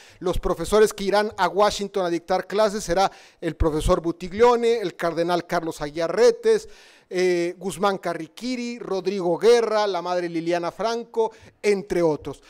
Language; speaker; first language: Spanish; native; Spanish